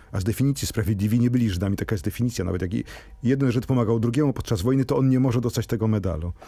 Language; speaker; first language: Polish; native; Polish